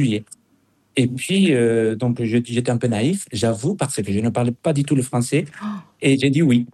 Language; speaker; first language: French; non-native, fluent; Spanish